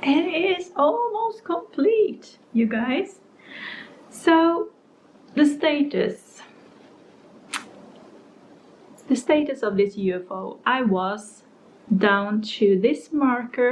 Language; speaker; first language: English; non-native, fluent; Norwegian